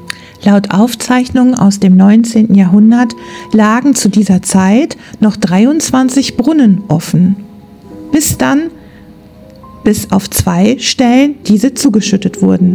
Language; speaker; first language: German; native; German